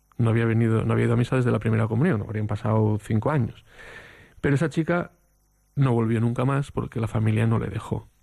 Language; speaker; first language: Spanish; native; Spanish